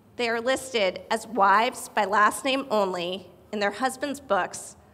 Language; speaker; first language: English; native; English